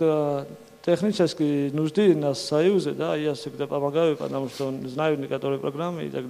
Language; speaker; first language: Russian; non-native, learner; Georgian